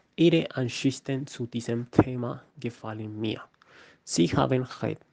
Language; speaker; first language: German; non-native, learner; Spanish